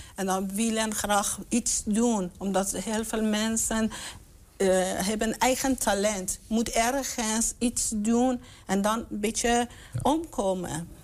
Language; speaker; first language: Dutch; non-native, learner; Persian